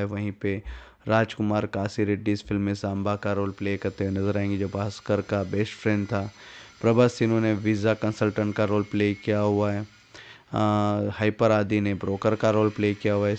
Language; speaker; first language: Hindi; native; Hindi